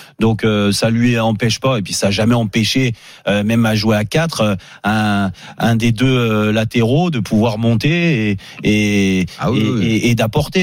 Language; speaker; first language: French; native; French